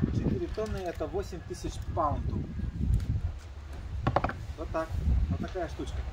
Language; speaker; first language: Russian; native; Russian